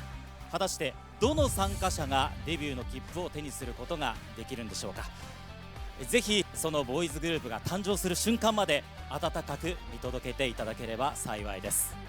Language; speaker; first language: Japanese; native; Japanese